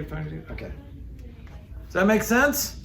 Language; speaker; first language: English; native; English